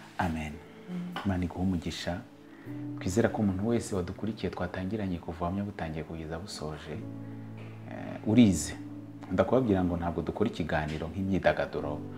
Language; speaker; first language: Kinyarwanda; native; Kinyarwanda